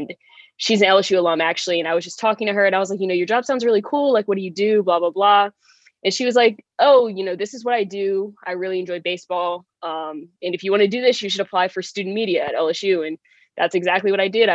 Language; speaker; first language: English; native; English